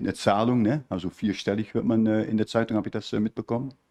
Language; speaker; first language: German; native; German